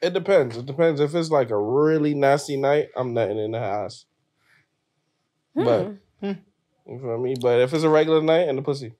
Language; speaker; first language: English; native; English